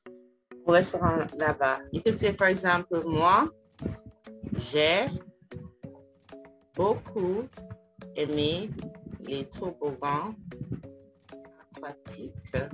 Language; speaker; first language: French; non-native, fluent; English